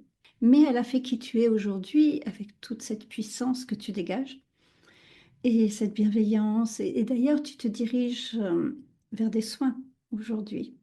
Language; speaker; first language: French; native; French